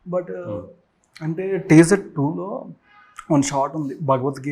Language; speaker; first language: Telugu; native; Telugu